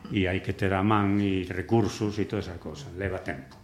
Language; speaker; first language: Galician; native; Galician